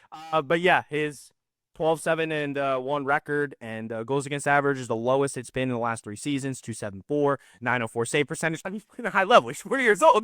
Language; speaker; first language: English; native; English